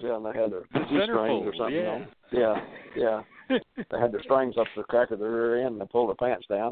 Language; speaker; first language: English; native; English